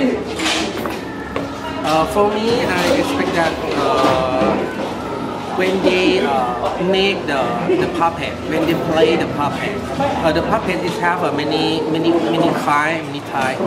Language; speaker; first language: English; non-native, learner; Thai